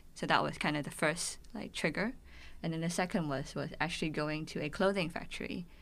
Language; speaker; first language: English; non-native, local second language; Cantonese